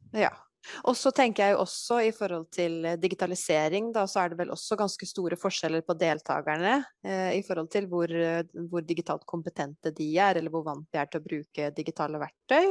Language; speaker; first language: Norwegian; native; Norwegian